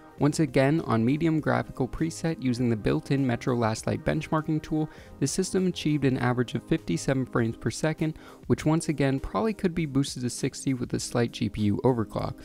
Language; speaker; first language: English; native; English